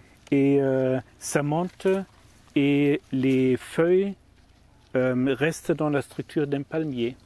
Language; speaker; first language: French; non-native, learner; German